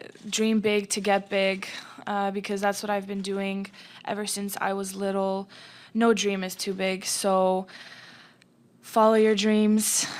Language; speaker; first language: English; early bilingual, other home language; Romanian